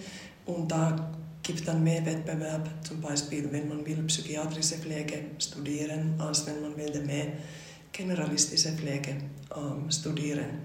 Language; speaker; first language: German; non-native, fluent; Finnish